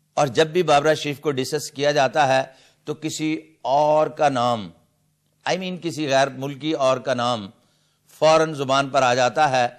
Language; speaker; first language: Urdu; non-native, local second language; Punjabi